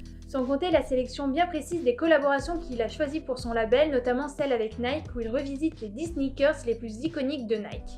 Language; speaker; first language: French; native; French